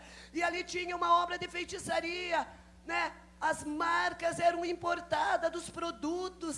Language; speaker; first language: Portuguese; native; Portuguese